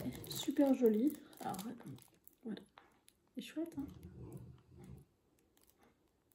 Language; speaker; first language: French; native; French